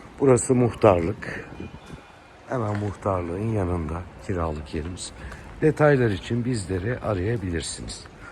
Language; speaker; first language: Turkish; native; Turkish